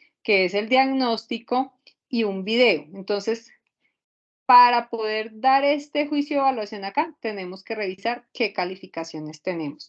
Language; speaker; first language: Spanish; native; Spanish